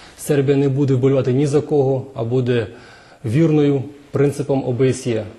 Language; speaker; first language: Ukrainian; native; Ukrainian